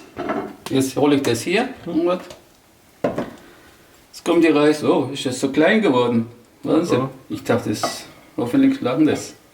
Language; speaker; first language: German; non-native, local second language; Turkish